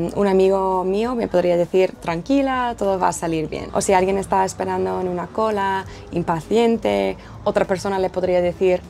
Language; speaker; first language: Spanish; non-native, fluent; English